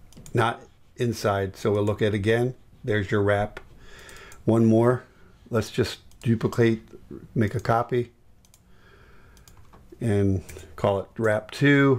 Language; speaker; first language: English; native; English